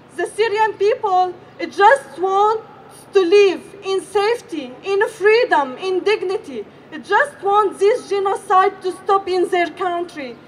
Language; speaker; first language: English; non-native, fluent; Arabic